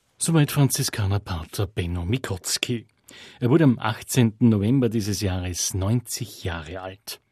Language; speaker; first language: German; native; German